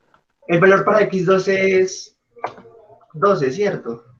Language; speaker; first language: Spanish; native; Spanish